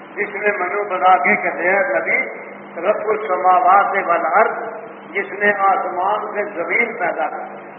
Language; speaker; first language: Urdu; non-native, local second language; Punjabi